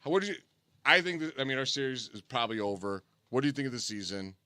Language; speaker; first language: English; native; English